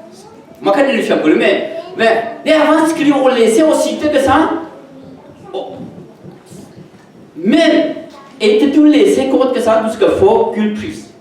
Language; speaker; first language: Norwegian; non-native, learner; Hakha Chin